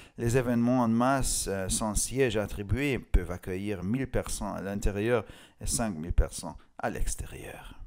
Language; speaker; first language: French; non-native, fluent; Hungarian